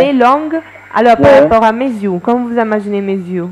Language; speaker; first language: French; non-native, fluent; Italian